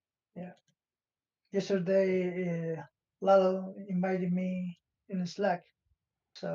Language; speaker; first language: English; non-native, fluent; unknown